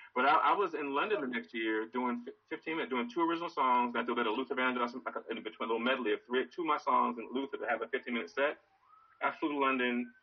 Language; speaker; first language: English; native; English